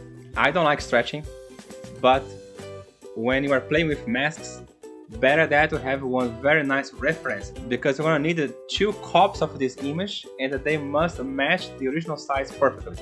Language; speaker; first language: English; non-native, fluent; Portuguese